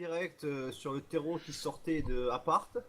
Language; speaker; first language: French; native; French